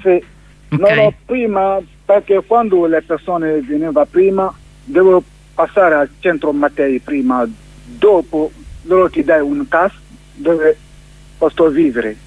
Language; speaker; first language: Italian; non-native, learner; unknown